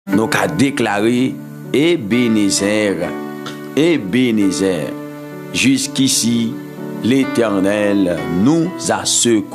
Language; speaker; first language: French; non-native, local second language; Haitian Creole